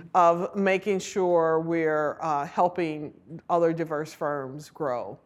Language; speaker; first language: English; native; English